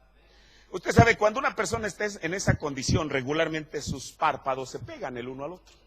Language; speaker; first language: Spanish; native; Spanish